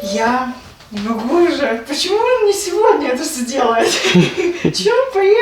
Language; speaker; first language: Russian; native; Russian